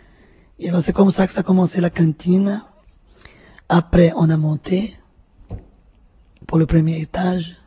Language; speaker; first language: French; non-native, fluent; Portuguese